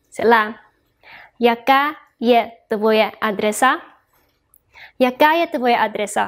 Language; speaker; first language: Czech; non-native, fluent; Vietnamese